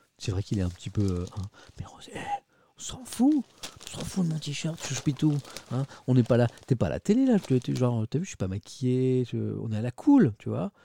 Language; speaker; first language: French; native; French